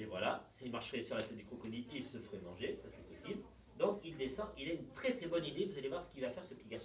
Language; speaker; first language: French; native; French